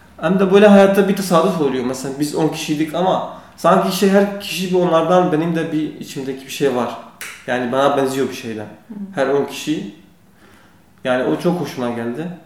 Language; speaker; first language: Turkish; non-native, learner; Kurdish